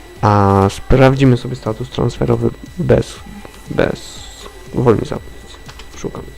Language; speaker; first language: Polish; native; Polish